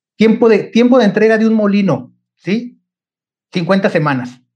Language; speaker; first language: Spanish; native; Spanish